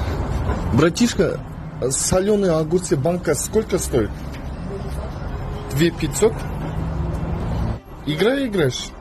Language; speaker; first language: Russian; non-native, local second language; Kazakh